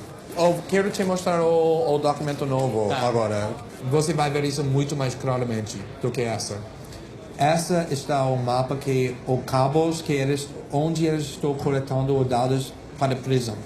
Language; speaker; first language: Portuguese; non-native, fluent; English